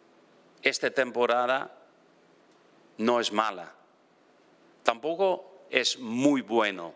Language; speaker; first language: Spanish; non-native, fluent; Dutch